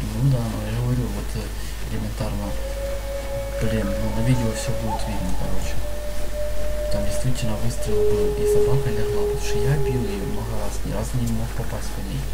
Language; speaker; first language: Russian; native; Russian